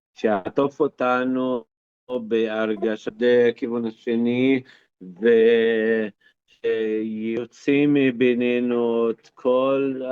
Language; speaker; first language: Hebrew; non-native, local second language; Arabic